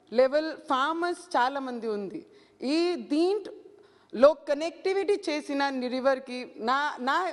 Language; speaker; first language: Telugu; non-native, learner; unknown